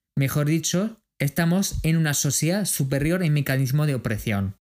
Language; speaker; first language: Spanish; non-native, fluent; French